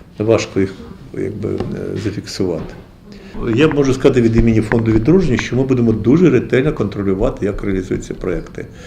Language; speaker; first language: Ukrainian; native; Ukrainian